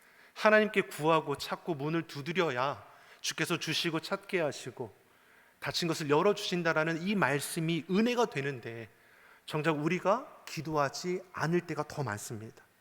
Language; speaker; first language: Korean; native; Korean